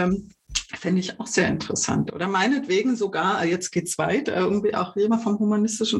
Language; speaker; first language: German; native; German